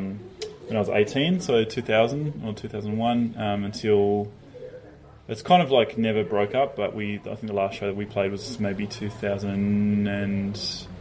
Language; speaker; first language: English; native; English